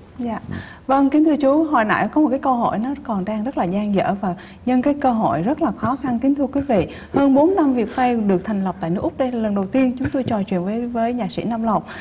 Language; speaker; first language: Vietnamese; early bilingual, heritage; Vietnamese